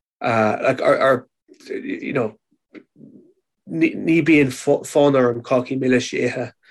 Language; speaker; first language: Irish; non-native, local second language; English